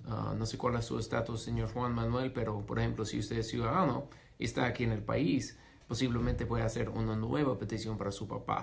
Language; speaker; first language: Spanish; non-native, fluent; English